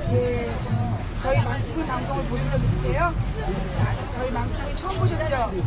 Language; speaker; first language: Korean; native; Korean